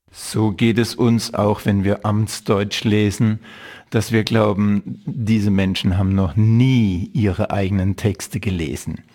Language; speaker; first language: German; native; German